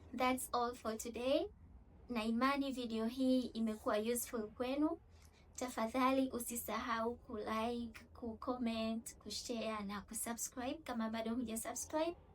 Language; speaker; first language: Swahili; native; Swahili